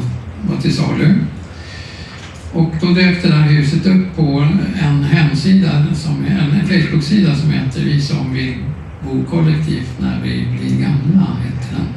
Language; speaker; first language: Swedish; native; Swedish